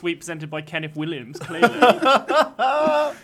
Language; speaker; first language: English; native; English